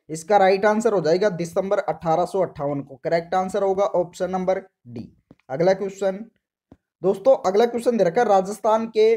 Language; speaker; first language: Hindi; native; Hindi